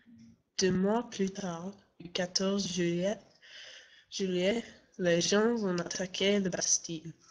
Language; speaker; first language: French; non-native, learner; English